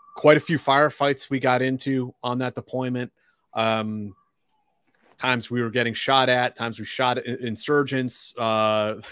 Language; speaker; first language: English; native; English